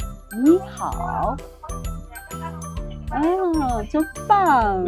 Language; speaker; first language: Chinese; native; Chinese